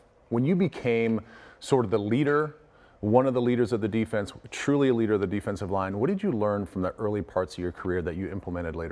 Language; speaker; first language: English; native; English